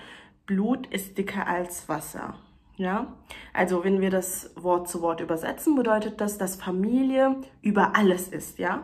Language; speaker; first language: German; early bilingual, other home language; Turkish